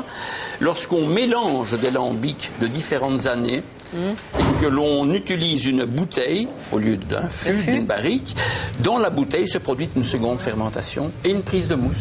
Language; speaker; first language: French; native; French